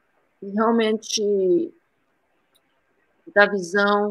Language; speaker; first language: Portuguese; early bilingual, heritage; Portuguese